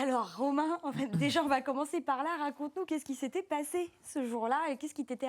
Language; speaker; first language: French; native; French